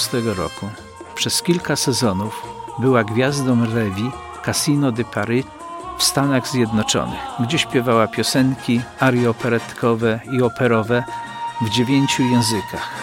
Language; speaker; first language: Polish; native; Polish